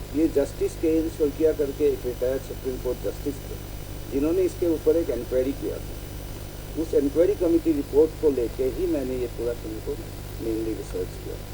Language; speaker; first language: Hindi; non-native, local second language; Assamese